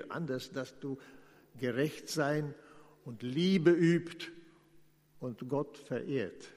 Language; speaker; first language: German; non-native, fluent; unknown